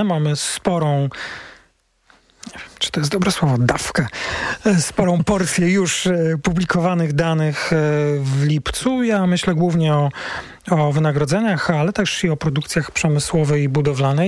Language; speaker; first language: Polish; native; Polish